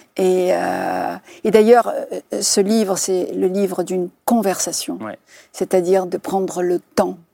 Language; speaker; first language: French; non-native, local second language; Arabic